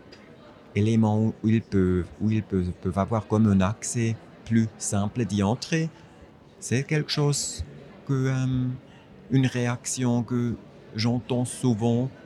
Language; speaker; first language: French; non-native, fluent; German